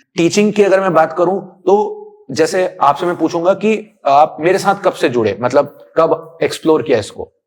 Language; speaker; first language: Hindi; native; Hindi